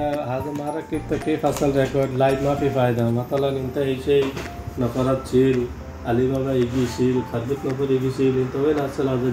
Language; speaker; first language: Arabic; non-native, learner; Hindi